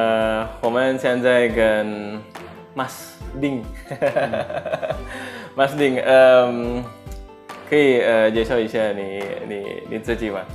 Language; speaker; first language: Chinese; non-native, fluent; Indonesian